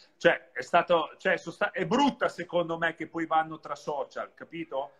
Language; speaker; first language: Italian; native; Italian